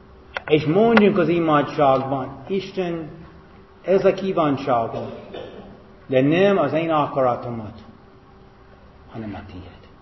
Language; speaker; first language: Hungarian; non-native, fluent; English